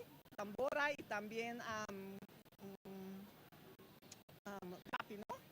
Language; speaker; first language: Spanish; non-native, fluent; Papiamento